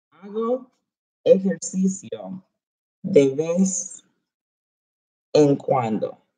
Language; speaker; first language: Spanish; early bilingual, heritage; Spanish